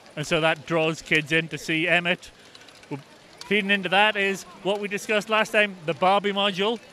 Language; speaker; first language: English; native; English